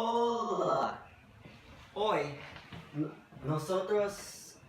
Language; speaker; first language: Spanish; non-native, learner; English